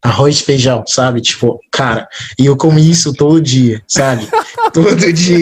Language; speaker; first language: Portuguese; non-native, fluent; English